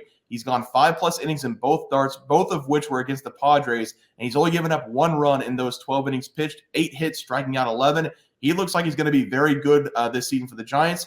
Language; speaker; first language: English; native; English